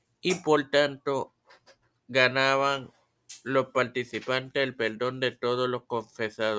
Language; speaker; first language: Spanish; native; Spanish